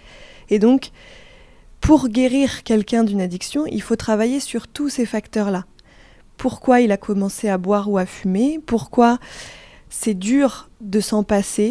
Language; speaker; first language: French; native; French